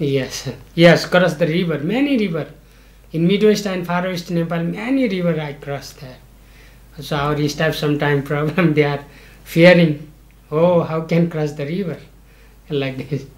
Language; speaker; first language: English; non-native, learner; Nepali